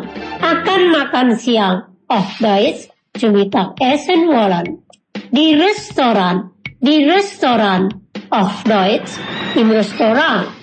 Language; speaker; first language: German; non-native, learner; Indonesian